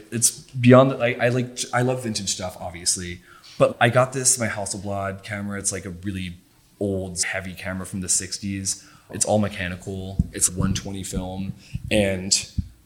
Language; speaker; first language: English; native; English